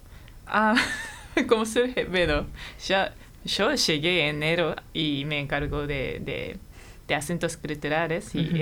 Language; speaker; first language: Spanish; non-native, fluent; Japanese